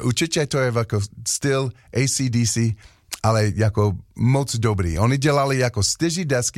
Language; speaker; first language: Czech; non-native, learner; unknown